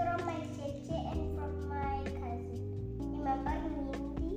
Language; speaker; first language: English; non-native, learner; Indonesian